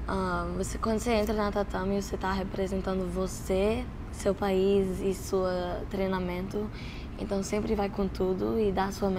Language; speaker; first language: Portuguese; early bilingual, heritage; Portuguese